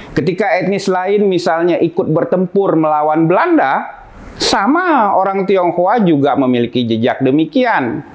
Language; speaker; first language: Indonesian; native; Indonesian